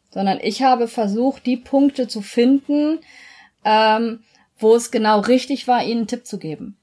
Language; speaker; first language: German; native; German